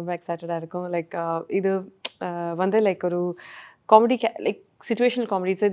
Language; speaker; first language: Tamil; non-native, learner; Malayalam